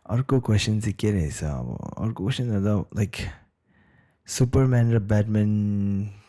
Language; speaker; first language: Nepali; non-native, local second language; Tibetan